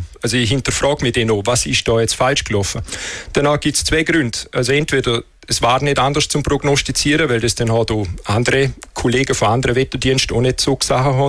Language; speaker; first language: German; native; German